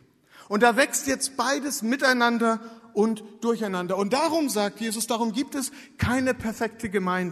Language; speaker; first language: German; native; German